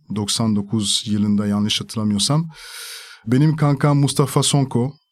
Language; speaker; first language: Turkish; non-native, fluent; French